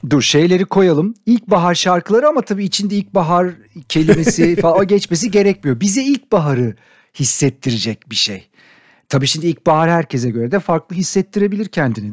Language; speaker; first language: Turkish; native; Turkish